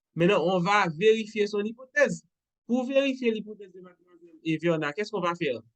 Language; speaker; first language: French; non-native, local second language; Haitian Creole